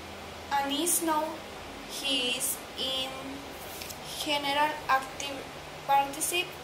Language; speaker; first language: English; non-native, learner; Spanish